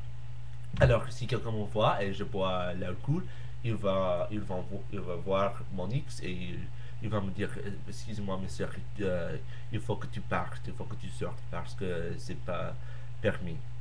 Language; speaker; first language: French; non-native, learner; English